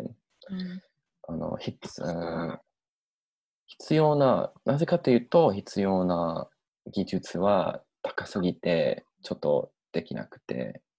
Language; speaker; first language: Japanese; non-native, learner; English